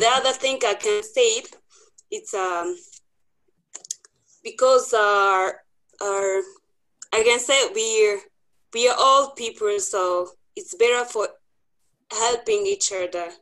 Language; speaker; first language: English; non-native, local second language; Kinyarwanda